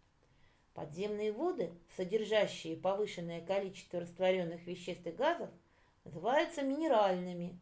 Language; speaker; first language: Russian; native; Russian